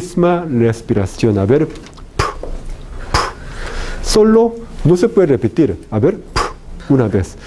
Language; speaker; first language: Spanish; non-native, fluent; Korean